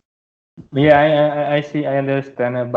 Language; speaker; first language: English; non-native, learner; Vietnamese